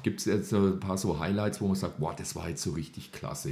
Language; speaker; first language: German; native; German